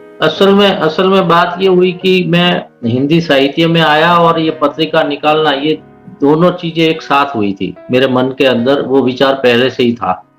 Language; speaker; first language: Hindi; non-native, local second language; Gujarati